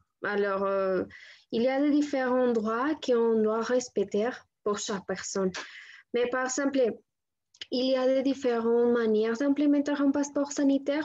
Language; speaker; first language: French; non-native, learner; Spanish